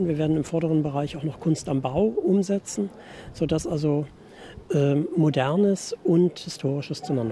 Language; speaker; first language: German; native; German